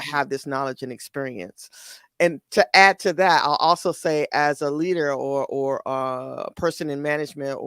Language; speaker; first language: English; native; English